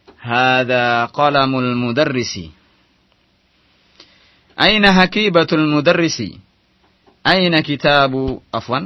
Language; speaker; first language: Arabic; non-native, fluent; Indonesian